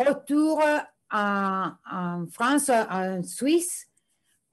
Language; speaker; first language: French; non-native, local second language; Italian